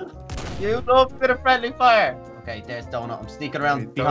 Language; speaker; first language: English; native; English